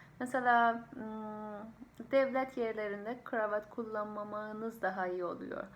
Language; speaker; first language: Turkish; non-native, fluent; Persian